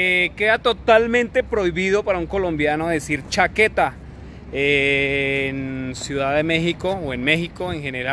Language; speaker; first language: Spanish; native; Spanish